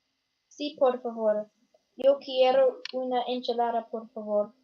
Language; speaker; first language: Spanish; non-native, learner; English